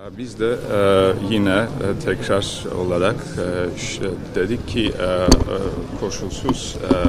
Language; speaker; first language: Turkish; non-native, fluent; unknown